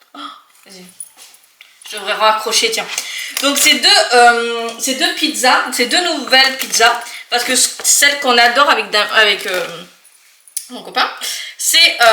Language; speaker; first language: French; native; French